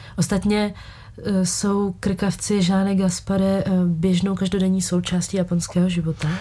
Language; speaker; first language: Czech; native; Czech